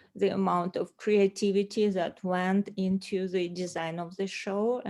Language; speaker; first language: English; non-native, fluent; Russian